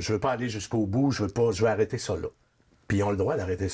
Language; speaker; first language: French; native; French